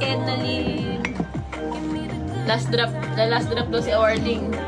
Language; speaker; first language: English; non-native, local second language; Filipino